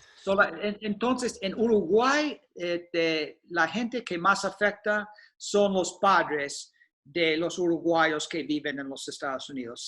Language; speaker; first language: Spanish; non-native, fluent; English